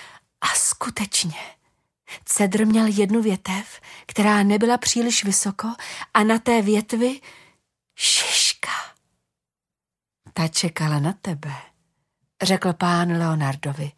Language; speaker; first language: Czech; native; Czech